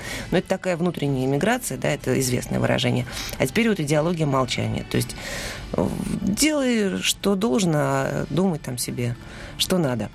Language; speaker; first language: Russian; native; Russian